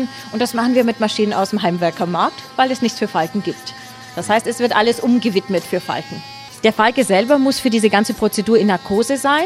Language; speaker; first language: German; native; German